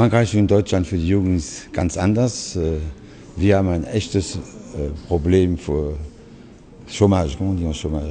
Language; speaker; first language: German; early bilingual, other home language; French